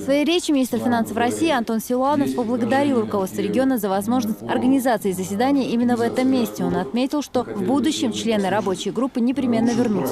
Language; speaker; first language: Russian; native; Russian